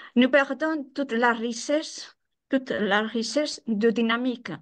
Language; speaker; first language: French; non-native, fluent; Spanish